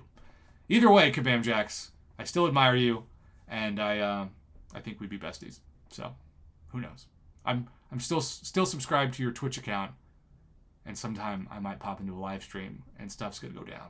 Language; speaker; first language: English; native; English